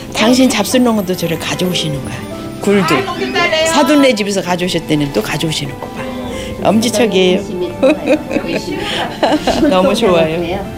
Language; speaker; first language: Korean; native; Korean